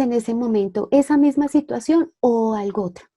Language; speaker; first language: Spanish; native; Spanish